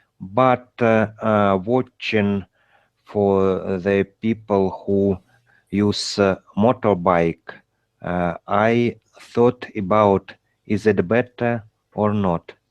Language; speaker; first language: English; non-native, learner; Russian